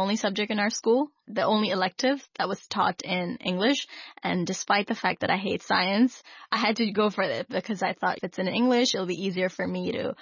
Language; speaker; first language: English; non-native, local second language; Urdu